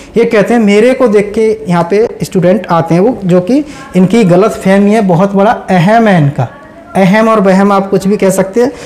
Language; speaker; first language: Hindi; native; Hindi